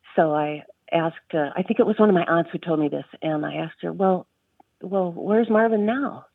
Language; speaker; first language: English; native; English